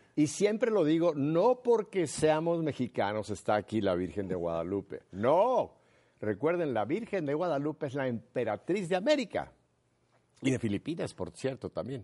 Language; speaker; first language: Spanish; native; Spanish